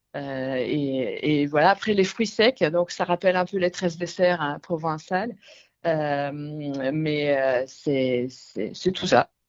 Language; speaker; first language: French; non-native, fluent; Italian